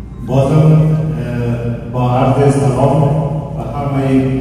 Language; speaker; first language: Persian; native; Persian